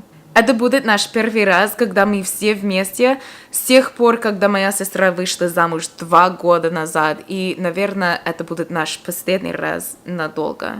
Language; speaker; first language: Russian; non-native, fluent; English